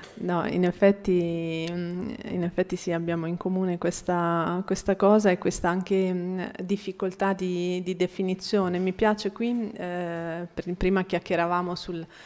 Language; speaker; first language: Italian; non-native, fluent; Bosnian